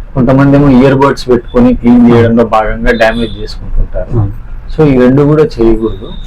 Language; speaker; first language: Telugu; native; Telugu